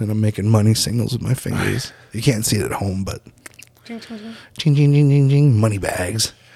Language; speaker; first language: English; native; English